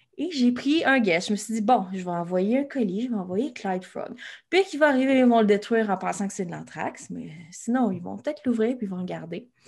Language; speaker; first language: French; native; French